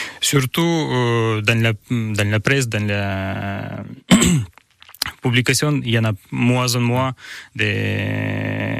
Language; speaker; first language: French; non-native, learner; Ukrainian